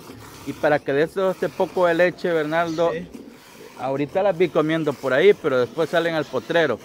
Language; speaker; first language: Spanish; native; Spanish